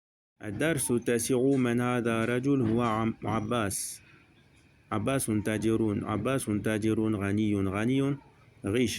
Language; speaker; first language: Arabic; non-native, fluent; French